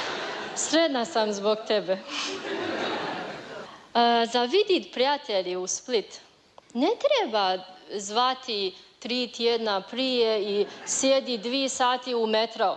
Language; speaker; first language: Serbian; non-native, learner; Chinese